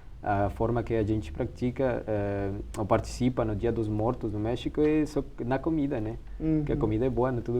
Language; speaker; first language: Portuguese; non-native, fluent; Spanish